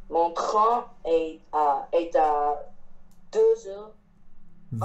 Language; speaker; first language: French; non-native, learner; Chinese